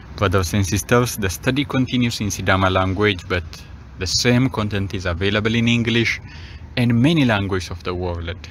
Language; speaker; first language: English; non-native, local second language; Sidamo